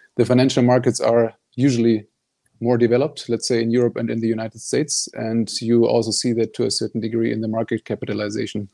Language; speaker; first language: English; non-native, fluent; German